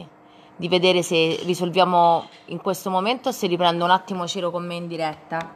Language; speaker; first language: Italian; native; Italian